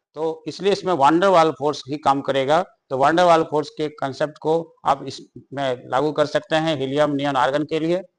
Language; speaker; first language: Hindi; native; Hindi